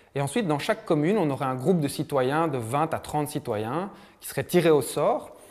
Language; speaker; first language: French; native; French